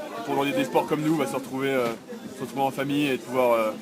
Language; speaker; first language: French; native; French